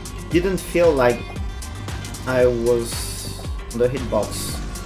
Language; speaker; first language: English; non-native, fluent; French